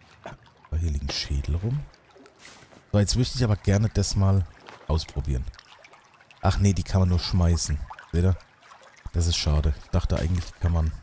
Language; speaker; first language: German; native; German